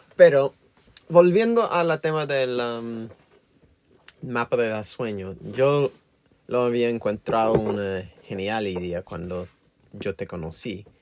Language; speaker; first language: Spanish; non-native, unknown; English